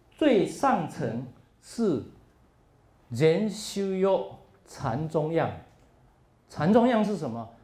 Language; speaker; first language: Chinese; non-native, local second language; Hakka Chinese